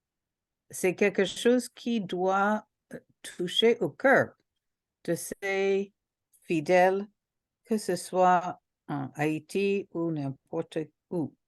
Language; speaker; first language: French; non-native, local second language; Haitian Creole